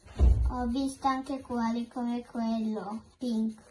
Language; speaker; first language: Italian; early bilingual, other home language; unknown